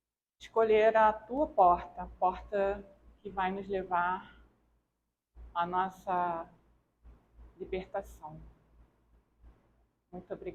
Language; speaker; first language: Portuguese; native; Portuguese